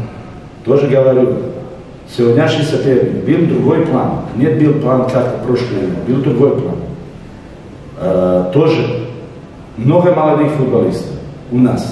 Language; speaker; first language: Russian; non-native, fluent; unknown